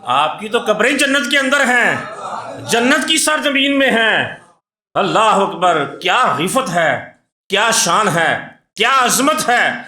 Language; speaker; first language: Urdu; non-native, local second language; Punjabi